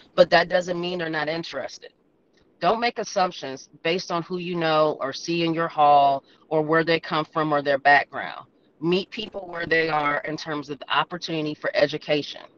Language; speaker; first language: English; native; English